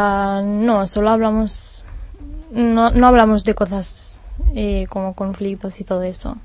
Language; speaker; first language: Spanish; non-native, learner; Hebrew